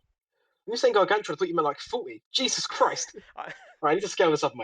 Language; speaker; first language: English; native; English